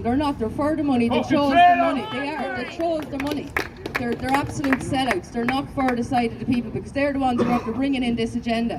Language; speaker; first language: English; native; English